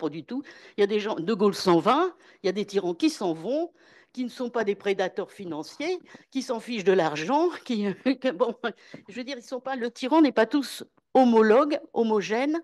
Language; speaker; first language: French; native; French